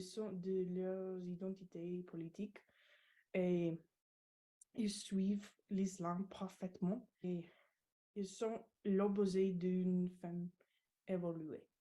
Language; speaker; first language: French; non-native, learner; English